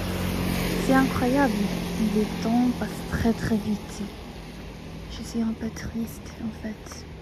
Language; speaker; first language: French; non-native, fluent; Korean